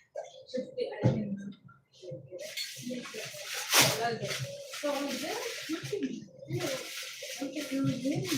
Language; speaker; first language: Arabic; non-native, learner; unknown